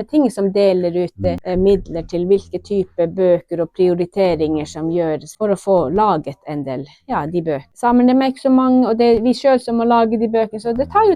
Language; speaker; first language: Norwegian; non-native, local second language; Northern Sami